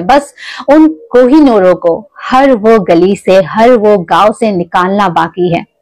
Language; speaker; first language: Hindi; non-native, local second language; Kok Borok